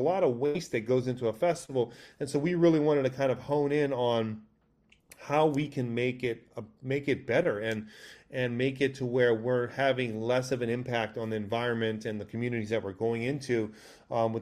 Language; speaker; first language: English; native; English